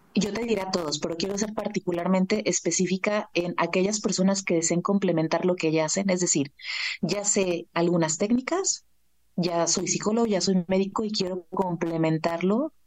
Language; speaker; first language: Spanish; native; Spanish